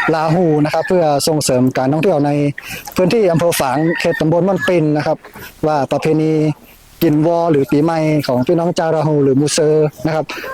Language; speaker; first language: Thai; native; Thai